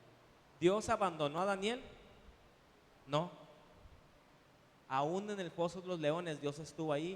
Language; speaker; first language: Spanish; native; Spanish